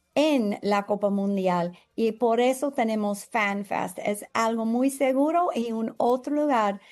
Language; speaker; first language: Spanish; non-native, learner; English